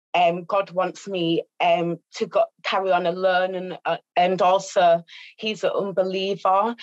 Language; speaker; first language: English; native; English